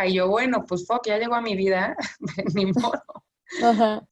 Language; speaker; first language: Spanish; native; Spanish